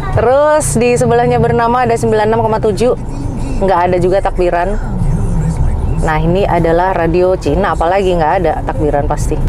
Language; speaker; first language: Indonesian; native; Indonesian